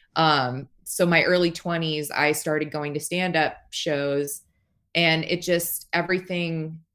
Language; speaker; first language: English; native; English